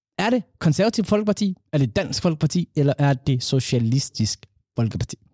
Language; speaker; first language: Danish; early bilingual, other home language; Somali